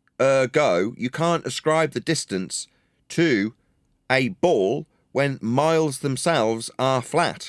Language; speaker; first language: English; native; English